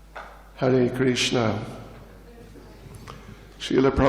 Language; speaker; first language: Russian; non-native, learner; English